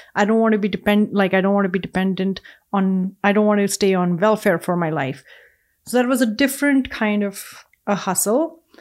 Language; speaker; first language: English; non-native, local second language; Punjabi